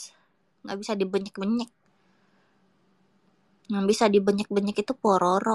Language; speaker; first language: Indonesian; native; Indonesian